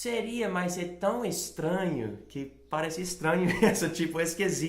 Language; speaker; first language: Portuguese; non-native, fluent; English